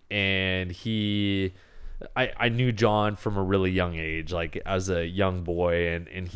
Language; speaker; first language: English; native; English